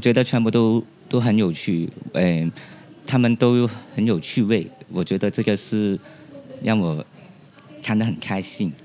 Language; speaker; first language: Chinese; non-native, local second language; Cantonese